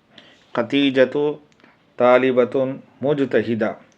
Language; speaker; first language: Arabic; non-native, fluent; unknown